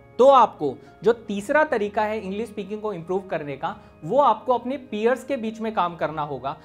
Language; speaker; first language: Hindi; native; Hindi